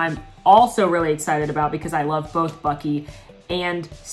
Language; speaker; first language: English; native; English